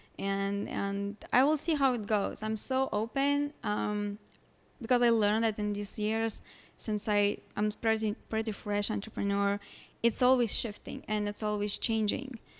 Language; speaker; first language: English; non-native, fluent; Lithuanian